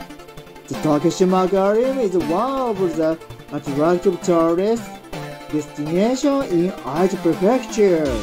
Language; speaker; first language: English; non-native, learner; Japanese